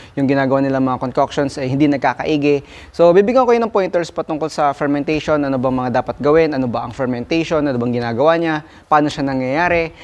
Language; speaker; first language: Filipino; non-native, local second language; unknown